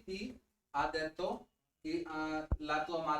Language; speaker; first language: Italian; non-native, learner; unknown